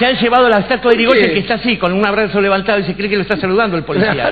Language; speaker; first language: Spanish; native; Spanish